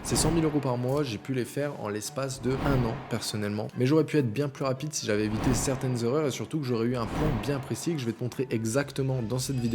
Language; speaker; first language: French; native; French